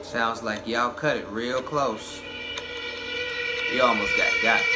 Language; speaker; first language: English; native; English